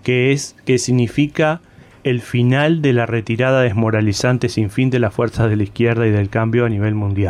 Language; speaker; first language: Spanish; native; Spanish